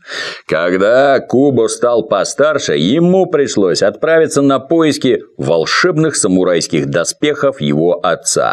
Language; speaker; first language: Russian; native; Russian